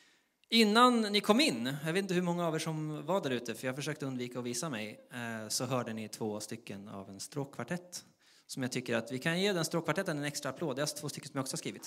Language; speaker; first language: Swedish; native; Swedish